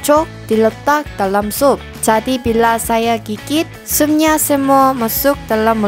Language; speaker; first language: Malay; non-native, fluent; Korean